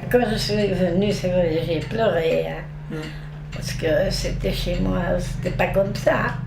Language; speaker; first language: French; non-native, learner; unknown